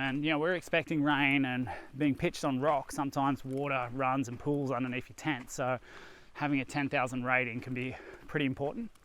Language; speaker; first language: English; native; English